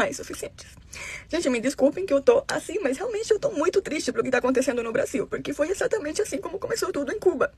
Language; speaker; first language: Portuguese; non-native, fluent; Spanish